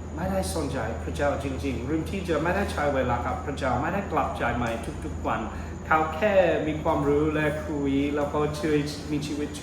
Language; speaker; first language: Thai; non-native, fluent; English